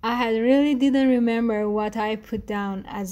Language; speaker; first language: English; non-native, fluent; Persian